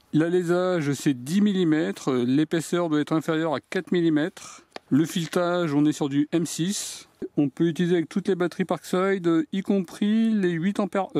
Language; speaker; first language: French; native; French